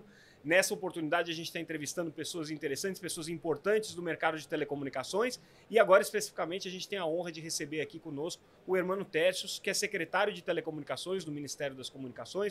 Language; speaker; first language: Portuguese; native; Portuguese